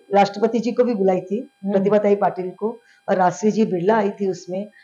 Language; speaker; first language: Hindi; early bilingual, heritage; Bangla